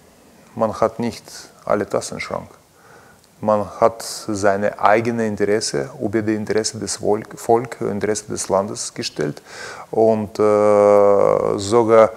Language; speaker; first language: German; non-native, learner; Russian